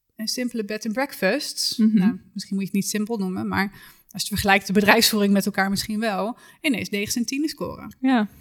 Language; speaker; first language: Dutch; native; Dutch